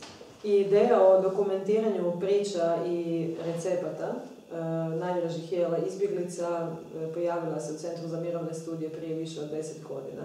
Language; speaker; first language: Croatian; native; Croatian